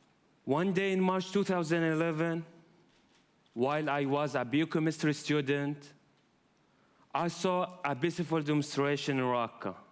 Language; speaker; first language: English; non-native, fluent; Arabic